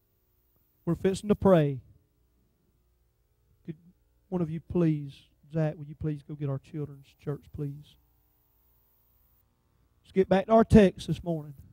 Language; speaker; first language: English; native; English